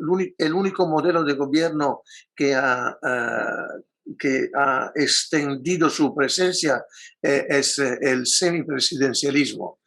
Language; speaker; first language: Spanish; non-native, fluent; Italian